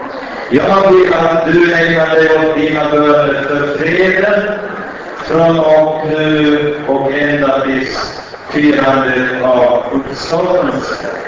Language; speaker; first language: Swedish; non-native, fluent; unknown